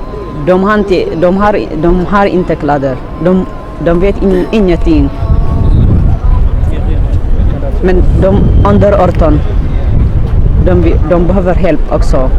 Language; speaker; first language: Swedish; non-native, learner; Tigrinya